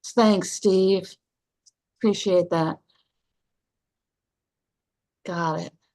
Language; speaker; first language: English; native; English